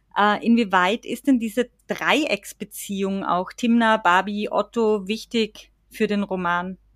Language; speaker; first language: German; native; German